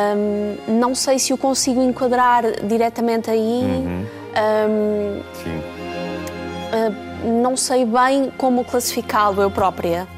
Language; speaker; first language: Portuguese; native; Portuguese